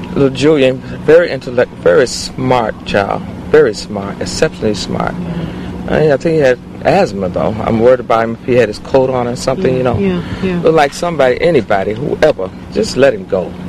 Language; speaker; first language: English; native; English